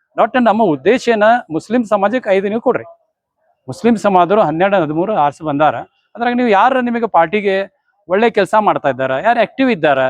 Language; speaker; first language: Kannada; non-native, local second language; Urdu